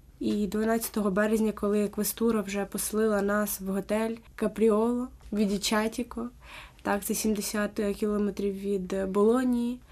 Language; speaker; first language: Ukrainian; native; Ukrainian